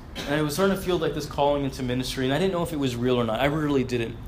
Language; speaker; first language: English; early bilingual, other home language; Arabic